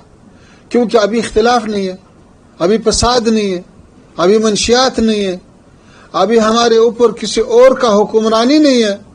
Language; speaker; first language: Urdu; non-native, fluent; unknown